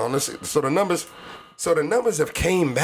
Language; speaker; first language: English; native; English